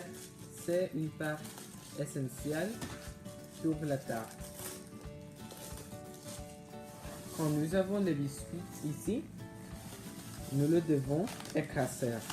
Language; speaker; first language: French; non-native, learner; English